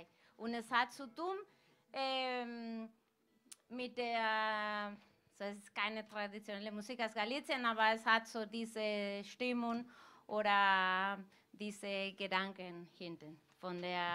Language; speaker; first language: German; non-native, fluent; Galician